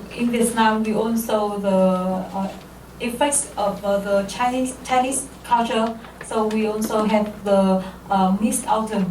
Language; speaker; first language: English; non-native, learner; Vietnamese